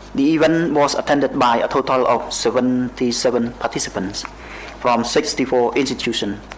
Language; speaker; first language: English; non-native, fluent; Khmer